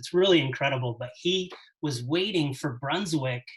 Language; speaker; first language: English; native; English